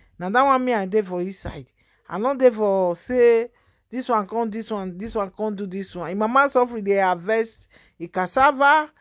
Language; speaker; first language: Nigerian Pidgin; native; Nigerian Pidgin